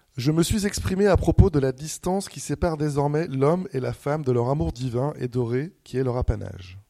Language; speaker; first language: French; native; French